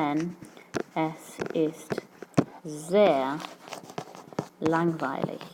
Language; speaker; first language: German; non-native, fluent; English